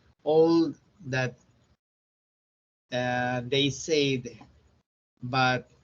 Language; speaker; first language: English; non-native, learner; Spanish